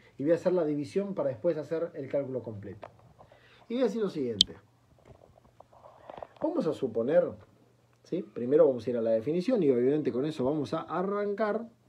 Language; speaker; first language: Spanish; native; Spanish